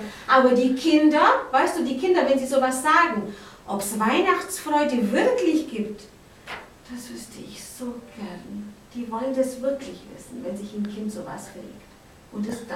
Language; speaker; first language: German; native; German